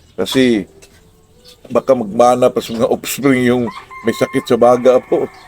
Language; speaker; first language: Filipino; non-native, local second language; Cebuano